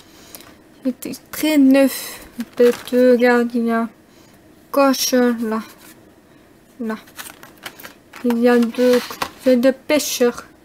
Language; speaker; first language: French; non-native, learner; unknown